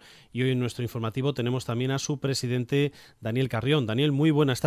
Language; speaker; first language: Spanish; native; Spanish